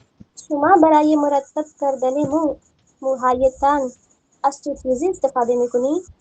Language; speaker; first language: Persian; non-native, learner; Urdu